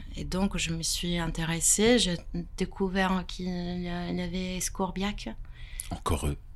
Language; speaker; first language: French; non-native, fluent; Italian